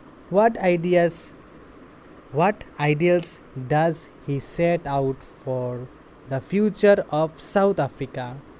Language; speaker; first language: English; non-native, local second language; Bangla